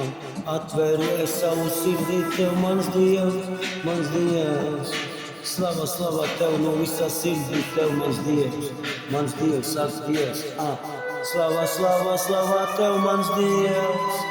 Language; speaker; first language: Latvian; non-native, local second language; Russian